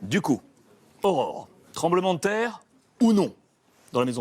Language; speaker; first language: French; native; French